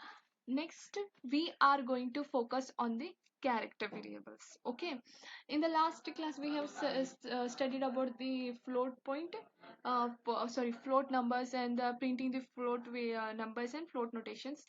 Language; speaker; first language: English; non-native, local second language; Hindi